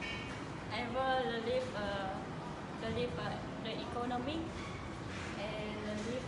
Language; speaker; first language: French; non-native, learner; Khmer